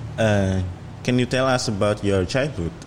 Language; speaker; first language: English; non-native, fluent; Indonesian